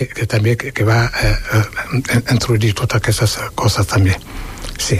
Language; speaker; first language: Catalan; non-native, fluent; Wolof